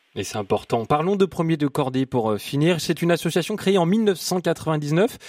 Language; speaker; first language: French; native; French